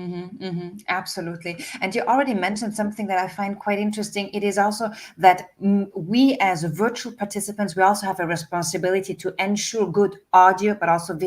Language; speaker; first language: English; non-native, fluent; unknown